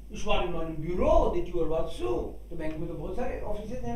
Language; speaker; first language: German; non-native, fluent; Hindi